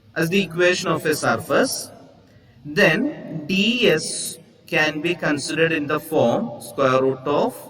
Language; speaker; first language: English; non-native, local second language; Malayalam